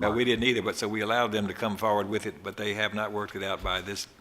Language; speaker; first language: English; native; English